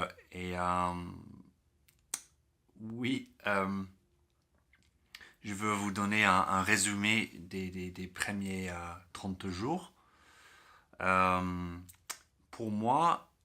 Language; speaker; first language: French; non-native, learner; English